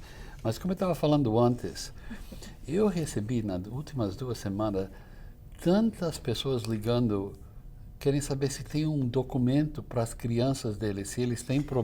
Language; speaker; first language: Portuguese; non-native, fluent; English